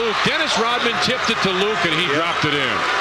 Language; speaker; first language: English; native; English